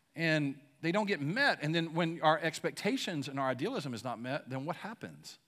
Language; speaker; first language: English; native; English